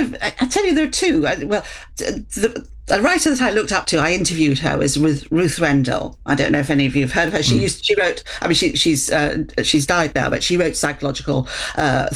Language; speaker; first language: English; native; English